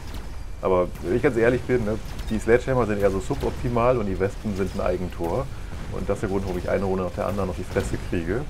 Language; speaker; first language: German; native; German